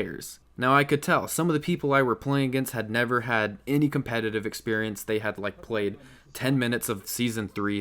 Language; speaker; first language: English; native; English